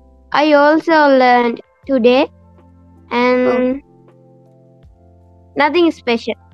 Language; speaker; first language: English; non-native, learner; Sinhala